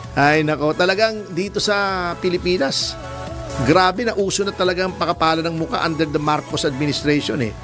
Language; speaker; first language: Filipino; native; Filipino